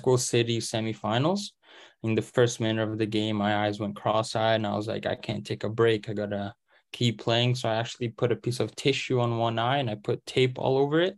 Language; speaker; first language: English; early bilingual, other home language; Portuguese